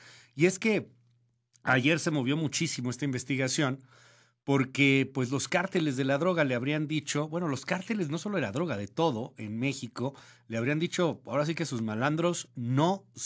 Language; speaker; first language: Spanish; native; Spanish